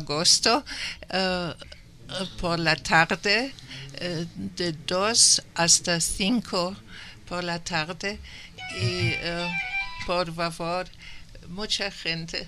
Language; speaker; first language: Spanish; non-native, learner; German